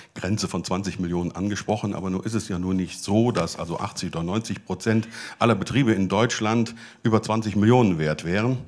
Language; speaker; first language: German; native; German